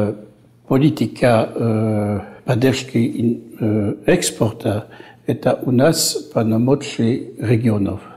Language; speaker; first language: Russian; non-native, fluent; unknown